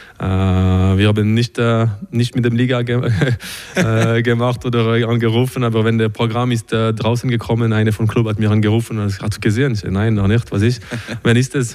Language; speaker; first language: German; non-native, local second language; French